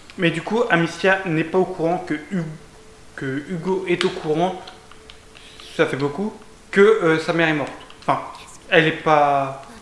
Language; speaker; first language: French; native; French